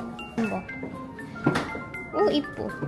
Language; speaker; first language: Korean; non-native, learner; Filipino